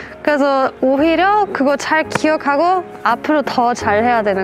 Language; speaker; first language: Korean; non-native, fluent; German